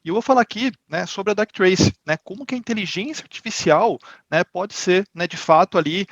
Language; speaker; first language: Portuguese; native; Portuguese